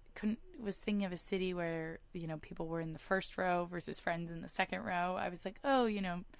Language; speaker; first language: English; native; English